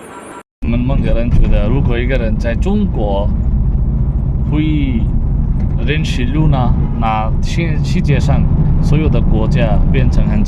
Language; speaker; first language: Chinese; non-native, fluent; Bangla